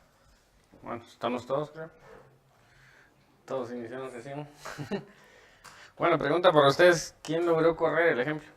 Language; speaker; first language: Spanish; native; Spanish